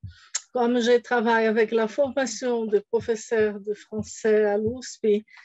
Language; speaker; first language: French; non-native, fluent; Portuguese